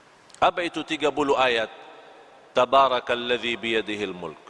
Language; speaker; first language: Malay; non-native, fluent; Arabic